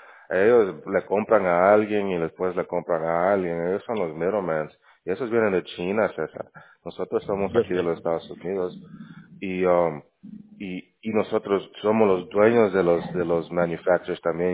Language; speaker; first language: Spanish; native; Spanish